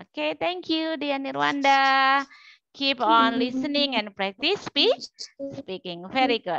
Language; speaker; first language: English; non-native, learner; Indonesian